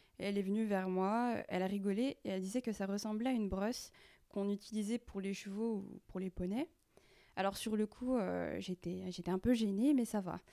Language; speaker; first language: French; early bilingual, other home language; Arabic